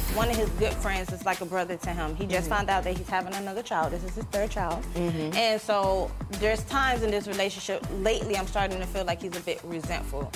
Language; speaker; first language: English; non-native, fluent; Spanish